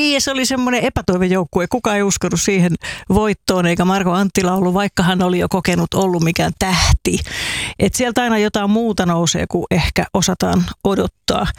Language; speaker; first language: Finnish; native; Finnish